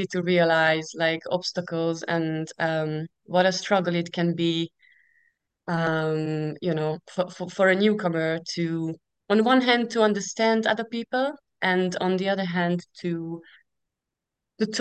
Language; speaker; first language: English; non-native, fluent; Hungarian